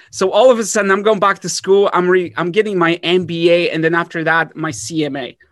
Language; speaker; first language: English; early bilingual, other home language; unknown